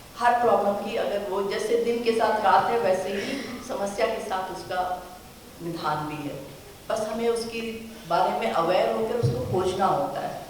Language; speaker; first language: Hindi; native; Hindi